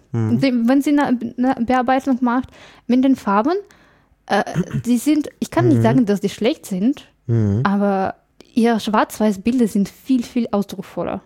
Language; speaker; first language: German; non-native, fluent; English